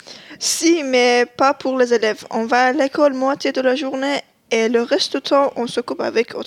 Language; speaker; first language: French; non-native, learner; Persian